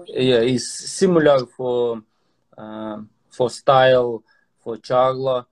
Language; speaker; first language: English; non-native, learner; Russian